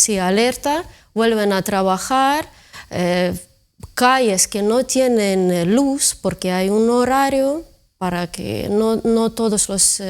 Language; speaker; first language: Spanish; non-native, fluent; Ukrainian